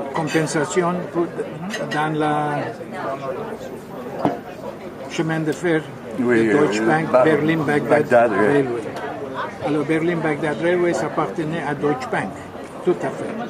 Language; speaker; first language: French; non-native, fluent; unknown